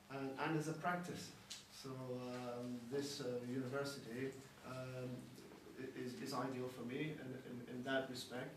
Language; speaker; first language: English; native; English